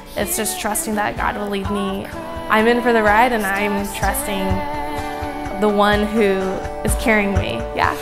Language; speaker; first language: English; native; English